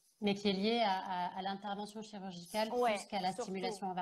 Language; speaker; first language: French; native; French